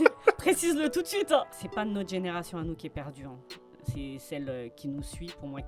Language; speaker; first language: French; early bilingual, other home language; Fula